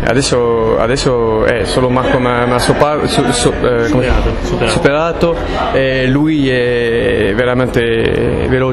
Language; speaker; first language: Italian; non-native, fluent; French